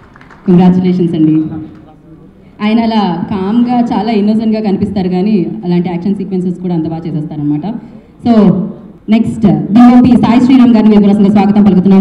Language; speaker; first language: Telugu; native; Telugu